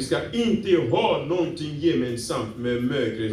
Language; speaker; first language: Swedish; non-native, fluent; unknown